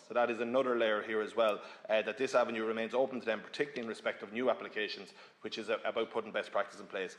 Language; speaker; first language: English; native; English